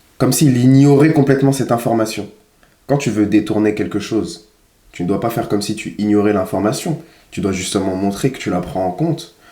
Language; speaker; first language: French; native; French